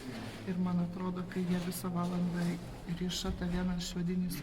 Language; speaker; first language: Lithuanian; native; Lithuanian